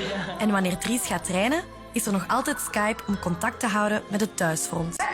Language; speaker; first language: Dutch; native; Dutch